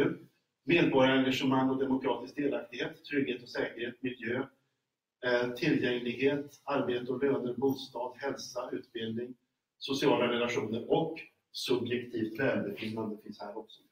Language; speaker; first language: Swedish; native; Swedish